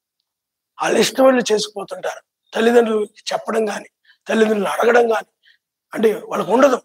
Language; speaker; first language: Telugu; native; Telugu